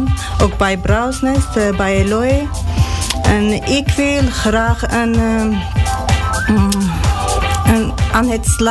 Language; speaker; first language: Dutch; non-native, learner; Armenian